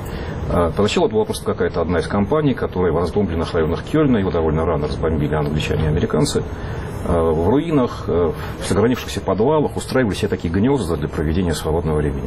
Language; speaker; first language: Russian; native; Russian